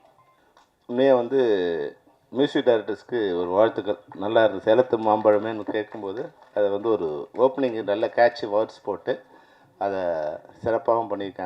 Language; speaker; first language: Tamil; native; Tamil